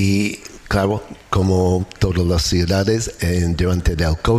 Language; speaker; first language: Spanish; non-native, learner; English